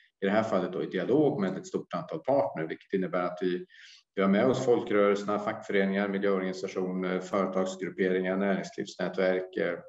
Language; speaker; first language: Swedish; native; Swedish